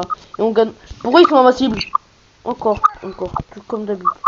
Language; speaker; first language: French; native; French